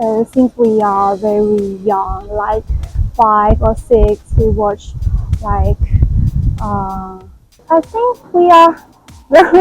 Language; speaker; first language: English; non-native, learner; Chinese